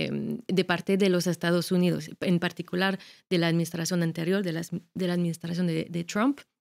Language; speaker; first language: Spanish; non-native, fluent; French